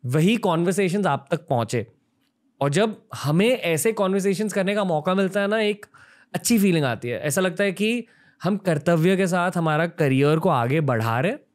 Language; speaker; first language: Hindi; native; Hindi